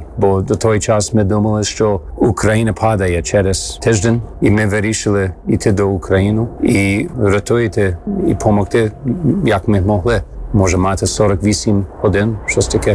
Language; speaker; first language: Ukrainian; early bilingual, heritage; English